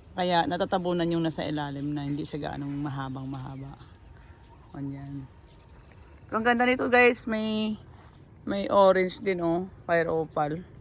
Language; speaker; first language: Filipino; native; Filipino